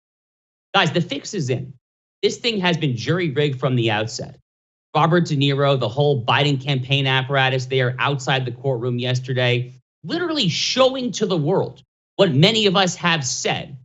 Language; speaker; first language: English; native; English